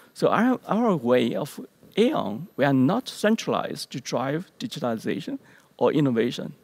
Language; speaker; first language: English; non-native, learner; Chinese